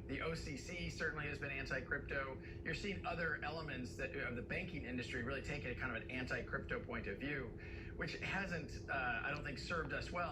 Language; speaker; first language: English; native; English